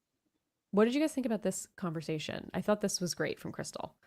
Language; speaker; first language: English; native; English